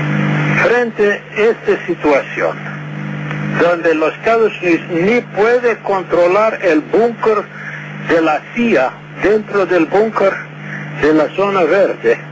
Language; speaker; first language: Spanish; non-native, fluent; English